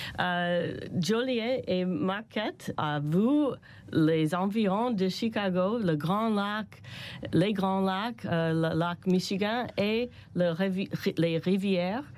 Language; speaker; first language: French; non-native, learner; English